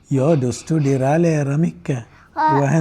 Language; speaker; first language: Swedish; non-native, learner; Malayalam